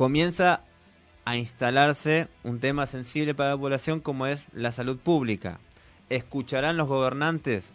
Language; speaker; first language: Spanish; native; Spanish